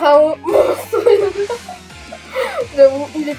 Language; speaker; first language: French; native; French